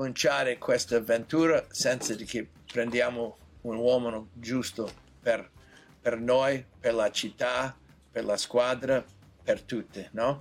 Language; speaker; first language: Italian; non-native, learner; English